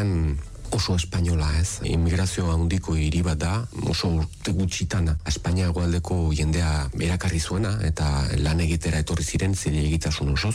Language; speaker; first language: Basque; native; Basque